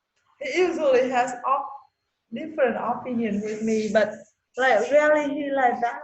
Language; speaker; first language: English; non-native, learner; Vietnamese